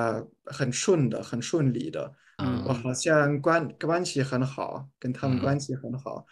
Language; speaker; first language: Chinese; non-native, fluent; German